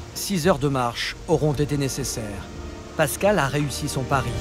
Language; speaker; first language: French; native; French